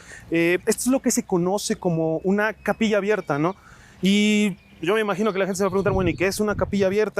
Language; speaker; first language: Spanish; native; Spanish